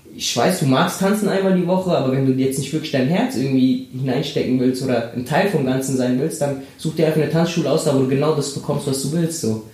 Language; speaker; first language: German; early bilingual, other home language; Spanish